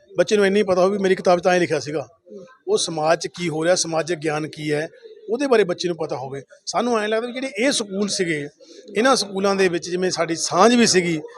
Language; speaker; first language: Punjabi; native; Punjabi